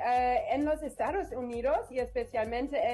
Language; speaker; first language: Spanish; non-native, learner; German